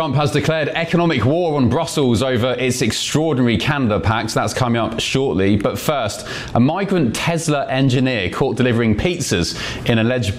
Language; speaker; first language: English; native; English